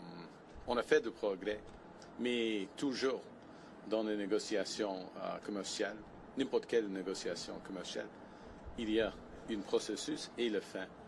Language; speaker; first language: French; non-native, fluent; English